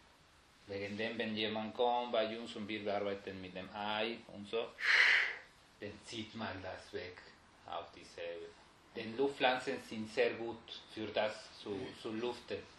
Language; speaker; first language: German; non-native, fluent; Spanish